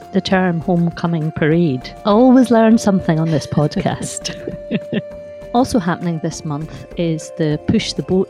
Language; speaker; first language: English; native; English